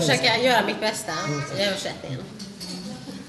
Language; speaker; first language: Swedish; early bilingual, other home language; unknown